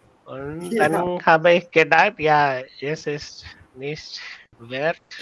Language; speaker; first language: German; non-native, learner; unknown